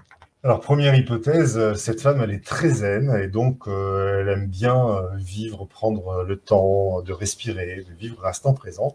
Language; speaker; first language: French; native; French